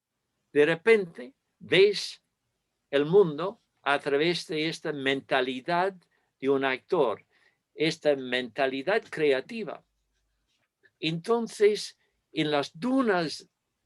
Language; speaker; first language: Spanish; non-native, fluent; English